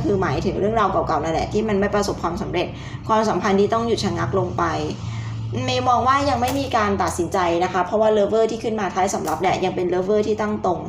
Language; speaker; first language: Thai; native; Thai